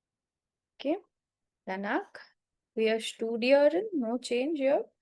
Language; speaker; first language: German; non-native, fluent; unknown